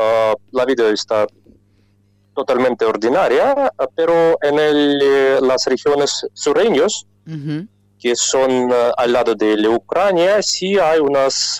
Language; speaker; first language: Spanish; non-native, fluent; Russian